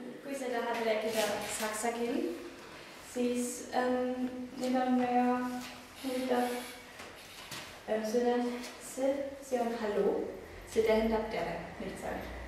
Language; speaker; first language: Estonian; non-native, learner; German